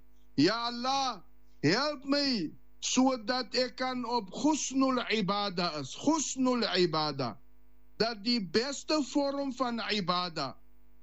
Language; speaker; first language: Dutch; non-native, learner; Afrikaans